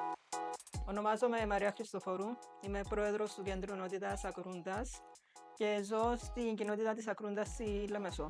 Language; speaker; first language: Greek; native; Greek